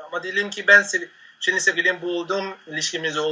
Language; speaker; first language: Turkish; non-native, learner; Spanish